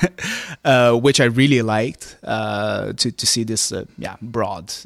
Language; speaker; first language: English; non-native, fluent; Portuguese